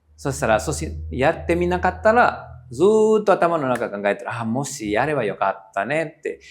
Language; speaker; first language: Japanese; non-native, fluent; Spanish